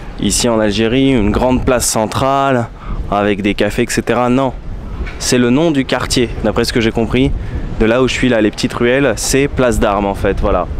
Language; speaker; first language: French; native; French